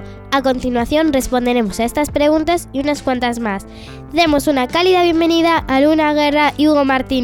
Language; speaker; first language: Spanish; native; Spanish